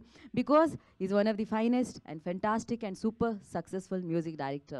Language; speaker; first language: Telugu; native; Telugu